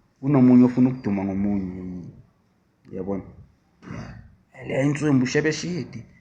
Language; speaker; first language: Zulu; native; Zulu